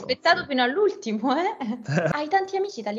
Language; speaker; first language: Italian; native; Italian